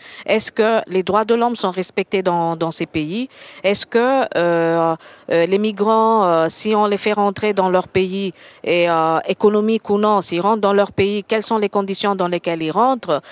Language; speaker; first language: French; native; French